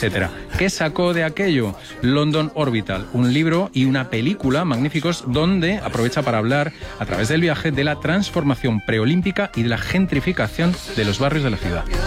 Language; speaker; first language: Spanish; native; Spanish